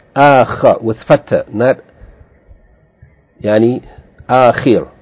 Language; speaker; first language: Arabic; non-native, fluent; English